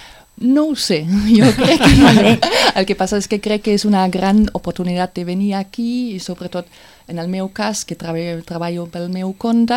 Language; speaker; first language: Catalan; non-native, fluent; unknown